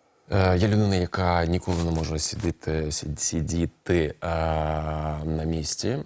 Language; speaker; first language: Ukrainian; non-native, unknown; Russian